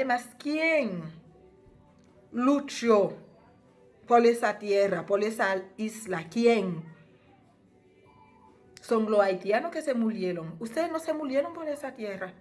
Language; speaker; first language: Spanish; non-native, fluent; Haitian Creole